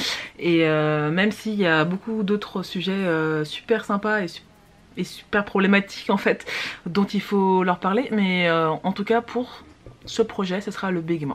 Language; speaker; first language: French; native; French